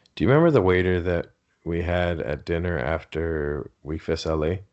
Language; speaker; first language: English; early bilingual, other home language; Spanish